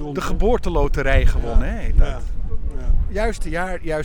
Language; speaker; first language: Dutch; native; Dutch